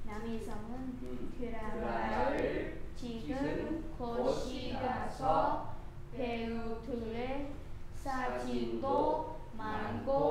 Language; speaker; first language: Korean; non-native, learner; Vietnamese